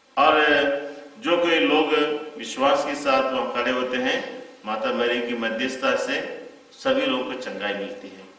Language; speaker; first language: Hindi; non-native, local second language; Tamil